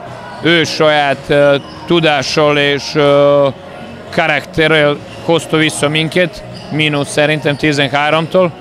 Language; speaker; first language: Hungarian; non-native, learner; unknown